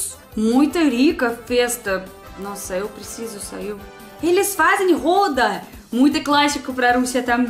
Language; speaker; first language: Portuguese; non-native, learner; Russian